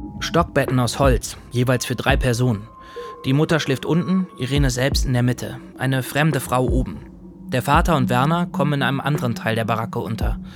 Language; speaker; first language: German; native; German